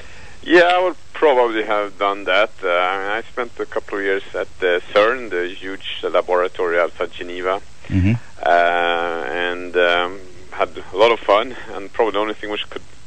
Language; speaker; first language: English; non-native, fluent; Swedish